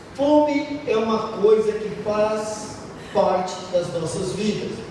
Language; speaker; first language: Portuguese; native; Portuguese